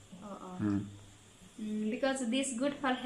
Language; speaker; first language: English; non-native, learner; Nepali